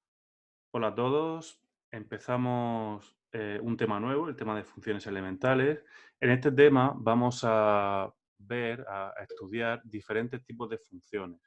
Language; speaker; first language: Spanish; native; Spanish